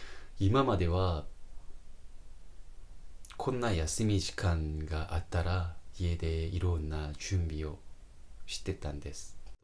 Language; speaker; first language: Japanese; non-native, fluent; Korean